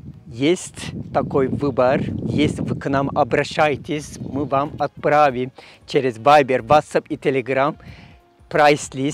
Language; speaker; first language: Russian; non-native, fluent; Turkish